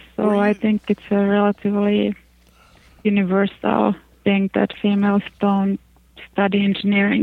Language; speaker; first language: English; non-native, fluent; Finnish